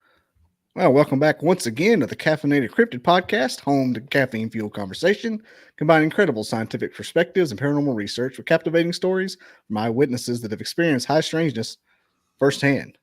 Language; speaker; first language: English; native; English